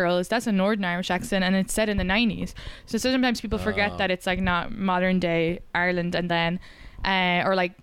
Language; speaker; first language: English; native; English